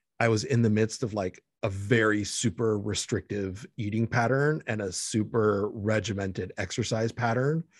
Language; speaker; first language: English; early bilingual, other home language; Spanish